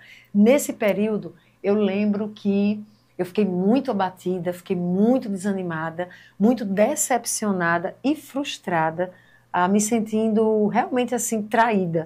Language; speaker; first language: Portuguese; native; Portuguese